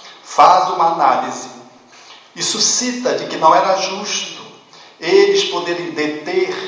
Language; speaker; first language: Portuguese; native; Portuguese